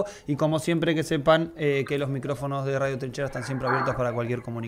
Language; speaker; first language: Spanish; native; Spanish